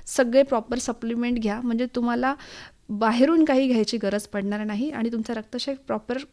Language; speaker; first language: Marathi; native; Marathi